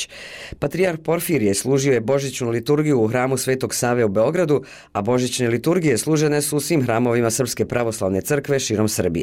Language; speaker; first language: Serbian; native; Serbian